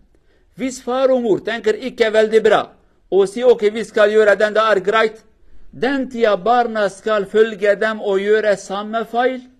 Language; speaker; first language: Norwegian; non-native, learner; Kurdish